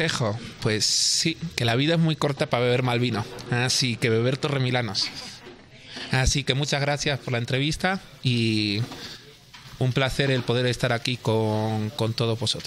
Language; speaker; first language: Spanish; native; Spanish